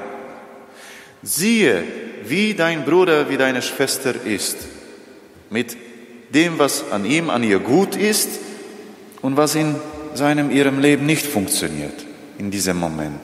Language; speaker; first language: German; non-native, fluent; Polish